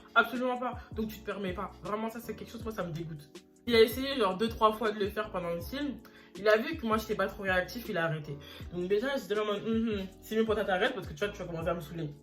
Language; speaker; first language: French; early bilingual, other home language; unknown